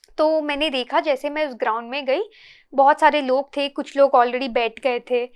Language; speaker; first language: Hindi; non-native, local second language; Telugu